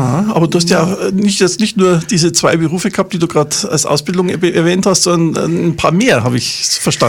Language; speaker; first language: German; native; German